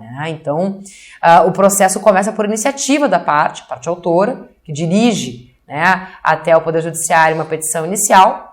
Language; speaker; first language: Portuguese; native; Portuguese